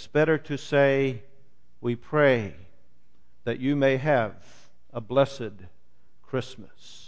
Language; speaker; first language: English; native; English